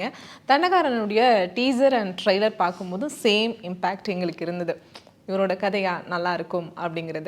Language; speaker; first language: Tamil; native; Tamil